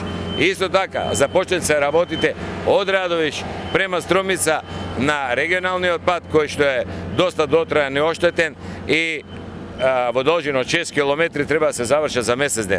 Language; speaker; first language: Macedonian; native; Macedonian